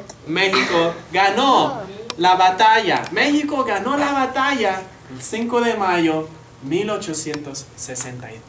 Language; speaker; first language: Spanish; non-native, fluent; English